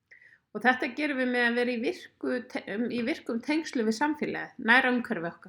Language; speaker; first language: Icelandic; native; Icelandic